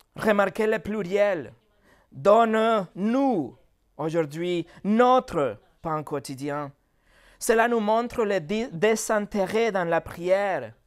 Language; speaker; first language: French; non-native, fluent; Spanish